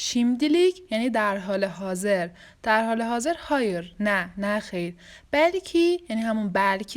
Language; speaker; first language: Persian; native; Persian